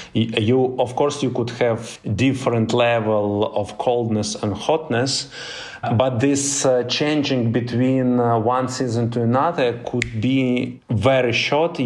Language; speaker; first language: English; non-native, fluent; Ukrainian